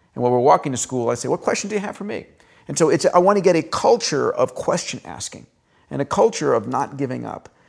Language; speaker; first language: English; early bilingual, other home language; Greek